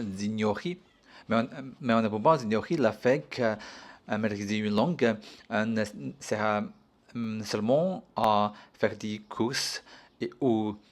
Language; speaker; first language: French; non-native, learner; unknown